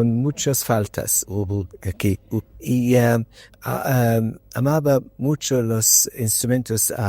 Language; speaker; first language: Spanish; non-native, learner; English